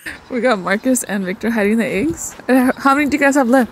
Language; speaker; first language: English; early bilingual, other home language; Spanish